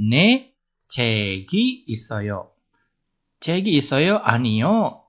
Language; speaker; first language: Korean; non-native, fluent; Indonesian